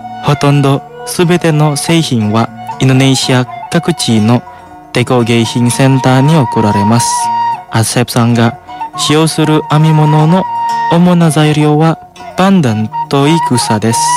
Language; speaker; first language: Japanese; non-native, fluent; Indonesian